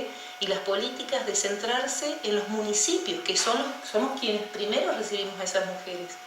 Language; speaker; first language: Spanish; native; Spanish